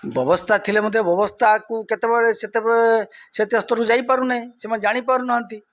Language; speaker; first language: Odia; non-native, local second language; Santali